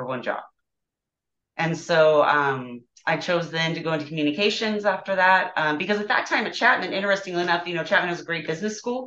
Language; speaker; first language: English; native; English